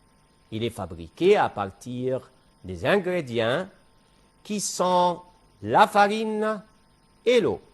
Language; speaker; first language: French; non-native, fluent; Arabic